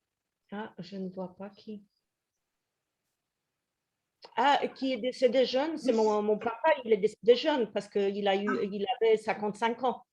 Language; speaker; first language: French; non-native, fluent; Polish